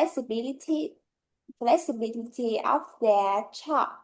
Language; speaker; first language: English; non-native, learner; Vietnamese